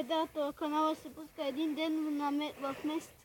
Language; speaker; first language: Bulgarian; native; Bulgarian